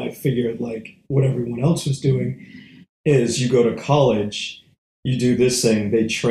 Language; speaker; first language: English; native; English